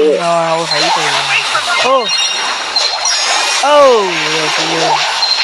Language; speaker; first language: Chinese; early bilingual, heritage; Cantonese